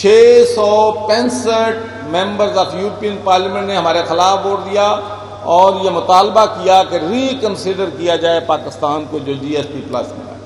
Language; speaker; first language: Urdu; non-native, local second language; Punjabi